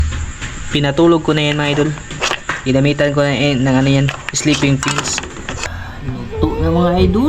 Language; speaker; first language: Filipino; non-native, local second language; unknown